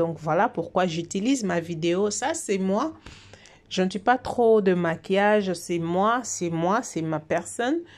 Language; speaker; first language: French; non-native, local second language; Lingala